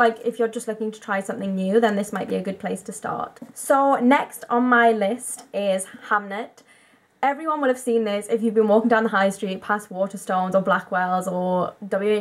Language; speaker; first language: English; native; English